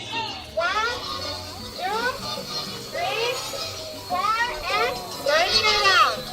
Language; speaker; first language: English; non-native, learner; Spanish